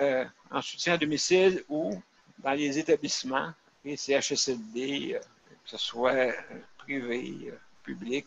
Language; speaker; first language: French; native; French